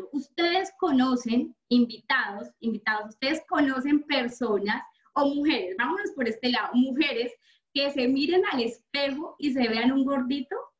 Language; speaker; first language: Spanish; native; Spanish